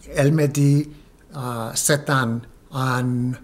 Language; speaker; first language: French; non-native, learner; Spanish